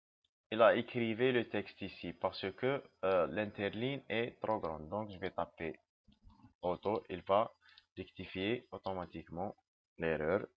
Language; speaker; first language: French; non-native, local second language; Arabic